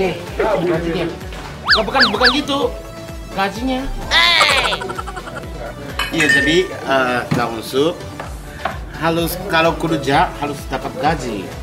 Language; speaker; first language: Indonesian; non-native, fluent; Japanese